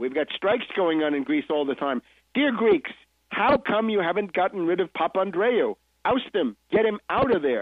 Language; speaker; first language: English; native; English